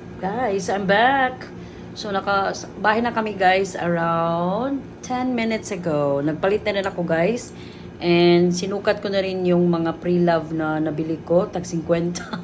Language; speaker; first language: Filipino; non-native, local second language; Cebuano